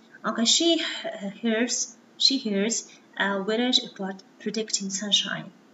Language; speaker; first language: English; non-native, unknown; Mongolian